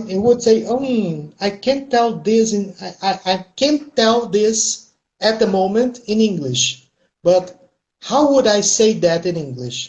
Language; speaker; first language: English; non-native, fluent; Portuguese